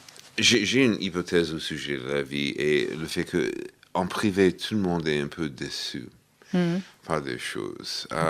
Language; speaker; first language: French; non-native, fluent; English